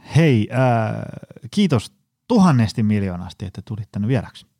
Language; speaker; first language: Finnish; native; Finnish